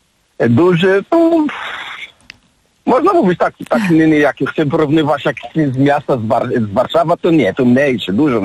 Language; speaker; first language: Polish; non-native, learner; Arabic